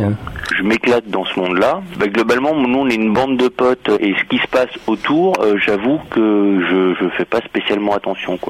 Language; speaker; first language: French; native; French